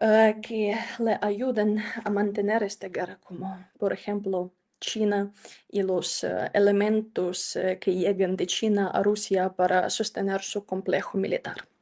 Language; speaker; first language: Spanish; non-native, fluent; Ukrainian